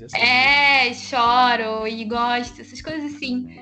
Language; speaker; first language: Portuguese; native; Portuguese